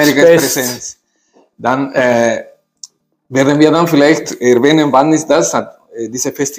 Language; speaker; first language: German; non-native, fluent; Spanish